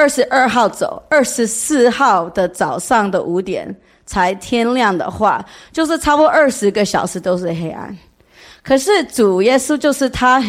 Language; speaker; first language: Chinese; early bilingual, heritage; English